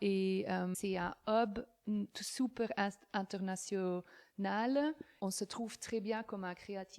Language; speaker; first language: French; non-native, fluent; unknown